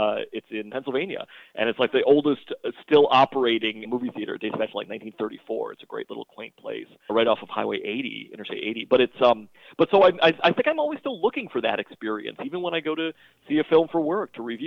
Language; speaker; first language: English; native; English